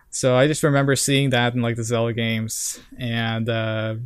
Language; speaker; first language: English; non-native, fluent; Norwegian